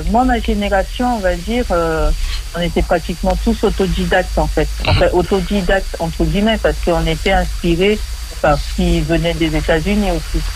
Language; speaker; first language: French; early bilingual, other home language; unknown